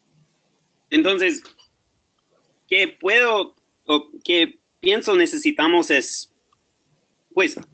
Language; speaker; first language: Spanish; non-native, fluent; English